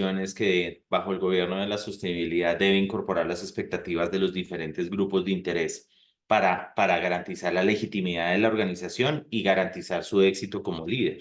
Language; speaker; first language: Spanish; native; Spanish